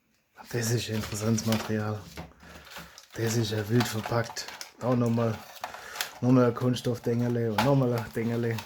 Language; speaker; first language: German; native; German